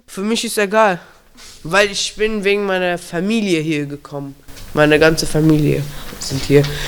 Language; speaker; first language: German; non-native, learner; Persian